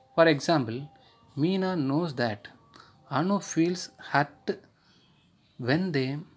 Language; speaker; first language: English; non-native, local second language; Tamil